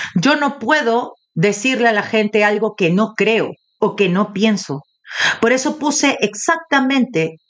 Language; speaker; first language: Spanish; native; Spanish